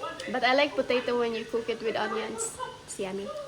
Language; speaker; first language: English; non-native, local second language; Cebuano